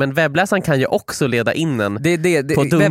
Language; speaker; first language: Swedish; native; Swedish